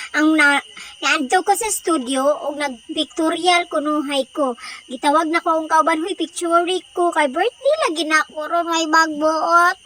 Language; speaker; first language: Cebuano; native; Cebuano